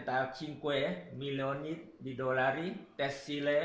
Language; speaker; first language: Italian; non-native, learner; Vietnamese